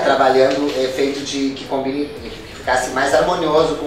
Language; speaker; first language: Portuguese; native; Portuguese